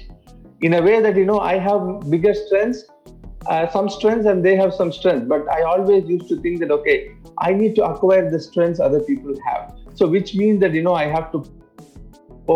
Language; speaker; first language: English; non-native, local second language; Tamil